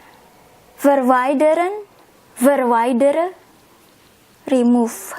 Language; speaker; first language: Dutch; non-native, fluent; Indonesian